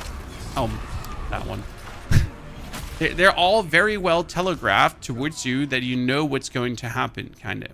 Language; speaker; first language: English; non-native, fluent; German